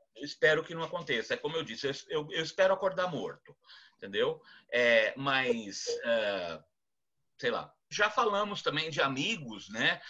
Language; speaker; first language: Portuguese; native; Portuguese